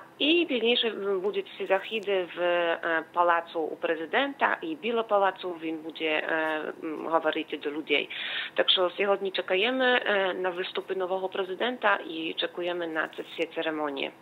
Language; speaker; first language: Polish; non-native, learner; Ukrainian